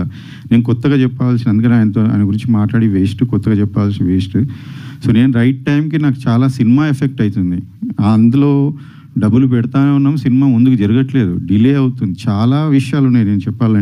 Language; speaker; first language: Telugu; native; Telugu